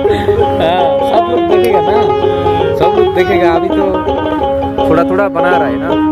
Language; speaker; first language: Hindi; non-native, local second language; Bangla